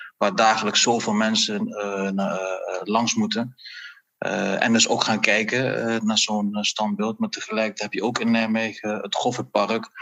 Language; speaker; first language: Dutch; native; Dutch